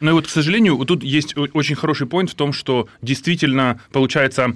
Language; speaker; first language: Ukrainian; non-native, local second language; Russian